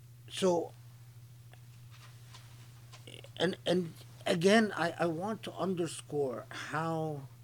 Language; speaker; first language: English; non-native, fluent; Arabic